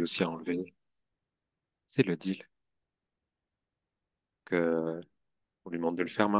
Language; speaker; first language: French; native; French